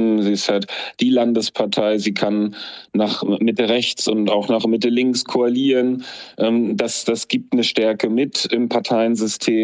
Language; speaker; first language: German; native; German